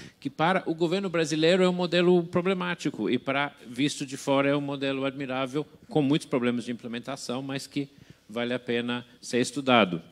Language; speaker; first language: Portuguese; non-native, fluent; English